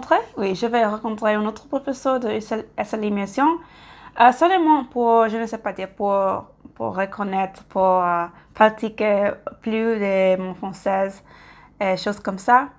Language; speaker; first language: French; non-native, learner; English